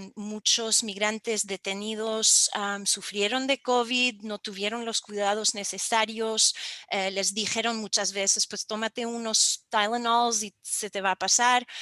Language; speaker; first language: Spanish; non-native, fluent; French